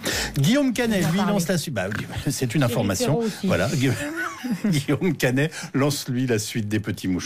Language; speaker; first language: French; native; French